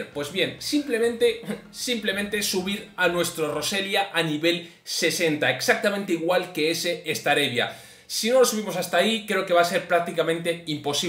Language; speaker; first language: Spanish; native; Spanish